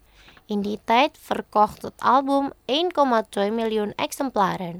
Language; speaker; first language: Dutch; non-native, fluent; Indonesian